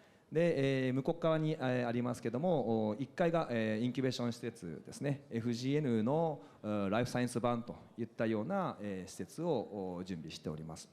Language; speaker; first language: Japanese; native; Japanese